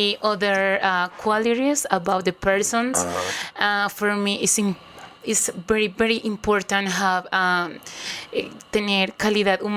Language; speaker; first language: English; non-native, learner; Spanish